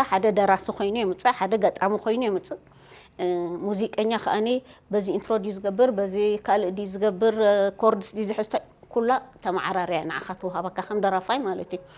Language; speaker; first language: Tigrinya; native; Tigrinya